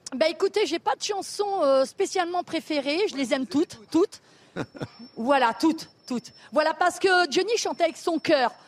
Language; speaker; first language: French; native; French